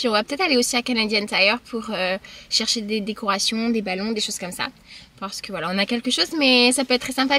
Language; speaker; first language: French; native; French